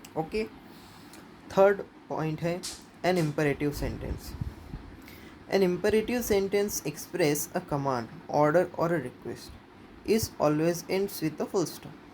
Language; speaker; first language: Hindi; non-native, local second language; Marathi